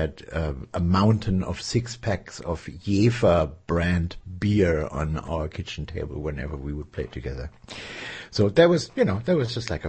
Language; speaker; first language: English; non-native, fluent; German